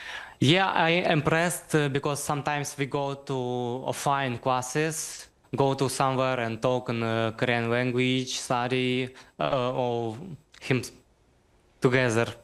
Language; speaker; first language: English; non-native, learner; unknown